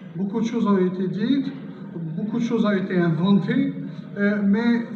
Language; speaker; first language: French; non-native, local second language; Arabic